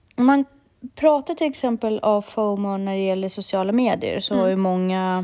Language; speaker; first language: Swedish; early bilingual, other home language; Russian